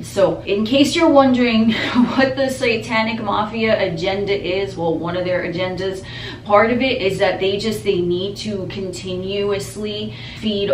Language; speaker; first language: English; native; English